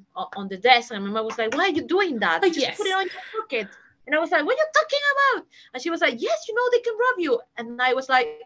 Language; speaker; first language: English; non-native, fluent; Spanish